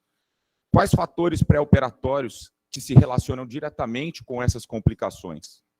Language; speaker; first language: Portuguese; native; Portuguese